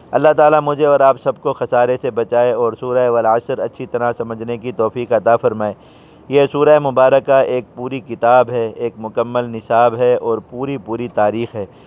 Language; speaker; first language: Urdu; native; Urdu